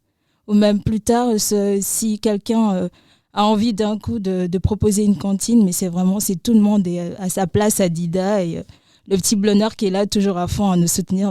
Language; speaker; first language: French; native; French